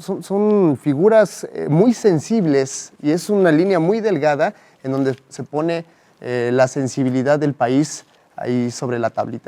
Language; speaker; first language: Spanish; native; Spanish